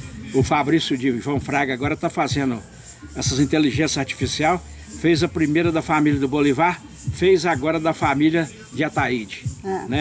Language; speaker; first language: Portuguese; native; Portuguese